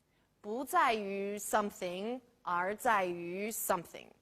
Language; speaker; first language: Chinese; non-native, fluent; English